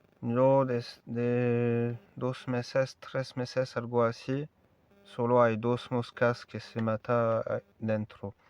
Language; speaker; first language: Spanish; non-native, learner; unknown